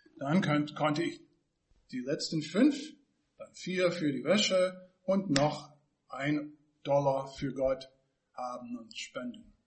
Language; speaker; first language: German; non-native, fluent; English